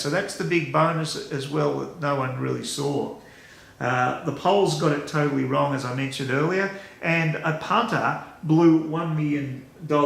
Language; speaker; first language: English; native; English